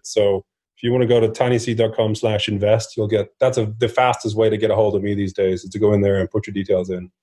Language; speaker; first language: English; non-native, fluent; Norwegian